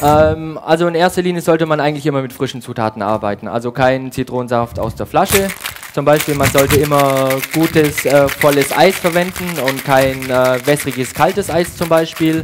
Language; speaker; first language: German; native; German